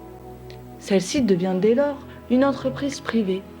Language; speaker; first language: French; native; French